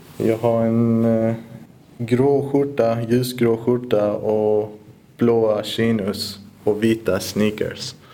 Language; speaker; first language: Swedish; early bilingual, other home language; Persian